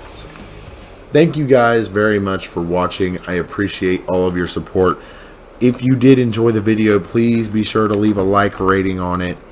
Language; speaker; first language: English; native; English